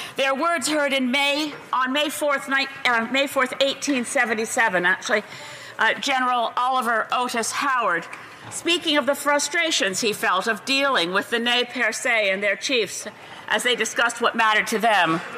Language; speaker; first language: English; native; English